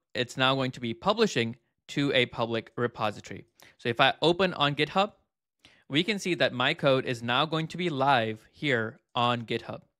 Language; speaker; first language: English; native; English